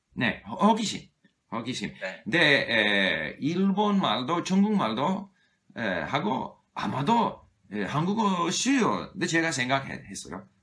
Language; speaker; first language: Korean; non-native, learner; English